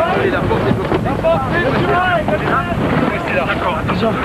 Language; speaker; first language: French; native; French